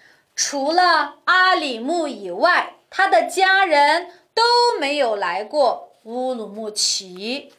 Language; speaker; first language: Chinese; non-native, local second language; Uyghur